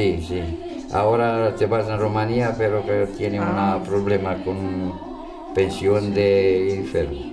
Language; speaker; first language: Spanish; non-native, learner; Romanian